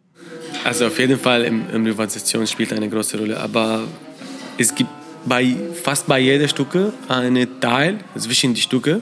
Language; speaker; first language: German; non-native, learner; Arabic